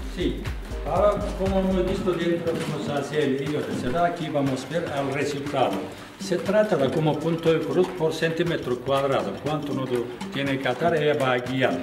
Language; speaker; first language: Spanish; non-native, learner; Turkish